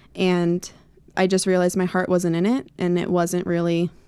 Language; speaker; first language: English; native; English